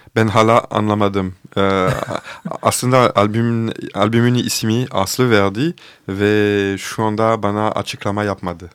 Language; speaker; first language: Turkish; non-native, fluent; French